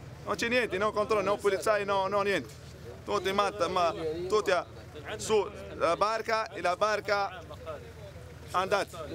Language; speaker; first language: Italian; non-native, learner; Arabic